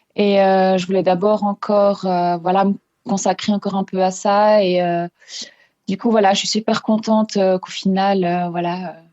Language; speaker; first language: French; non-native, local second language; Swiss German